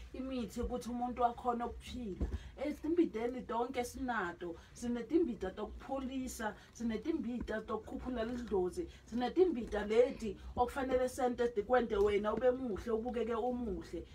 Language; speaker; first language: Zulu; non-native, local second language; Swati